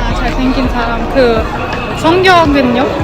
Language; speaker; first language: Korean; non-native, learner; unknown